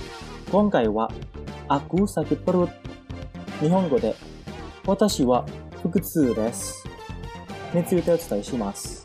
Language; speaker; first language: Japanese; non-native, fluent; Indonesian